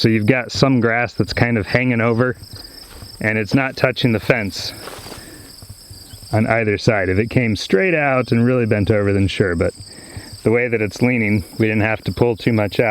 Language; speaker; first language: English; native; English